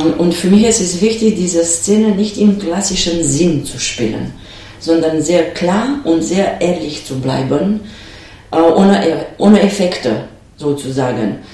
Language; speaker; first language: German; non-native, fluent; Romanian